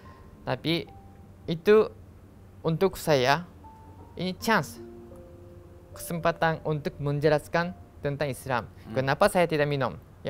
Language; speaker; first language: Indonesian; non-native, learner; Japanese